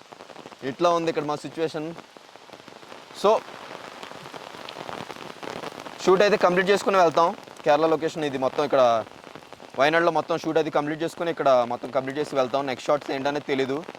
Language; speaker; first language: Telugu; native; Telugu